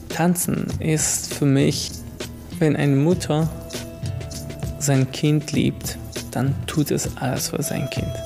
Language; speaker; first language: German; non-native, fluent; Persian